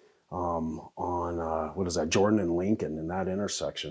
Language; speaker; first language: English; native; English